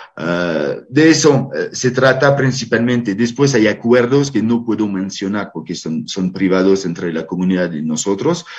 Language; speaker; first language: Spanish; non-native, fluent; French